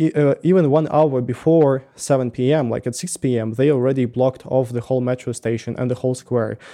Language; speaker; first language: English; non-native, fluent; Russian